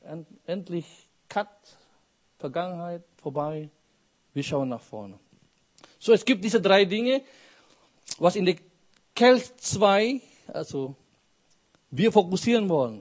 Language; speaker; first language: German; non-native, fluent; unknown